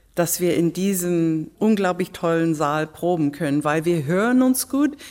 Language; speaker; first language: German; non-native, fluent; English